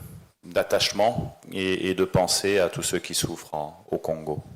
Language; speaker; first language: French; native; French